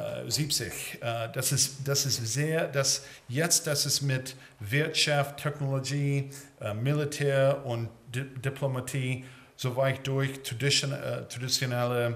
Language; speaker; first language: German; early bilingual, heritage; English